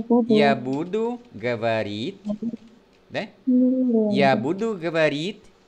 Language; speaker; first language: Russian; non-native, fluent; Vietnamese